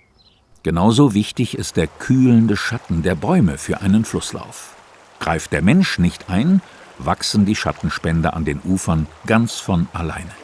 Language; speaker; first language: German; native; German